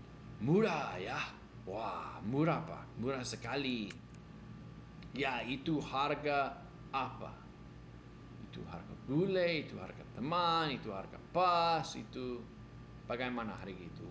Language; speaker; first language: Indonesian; non-native, learner; English